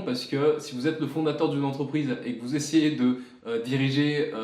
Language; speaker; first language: French; native; French